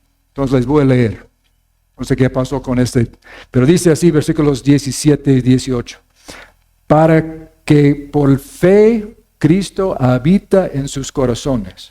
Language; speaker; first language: Spanish; non-native, fluent; English